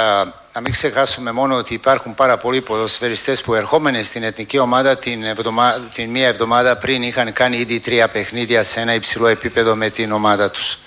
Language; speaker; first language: Greek; non-native, fluent; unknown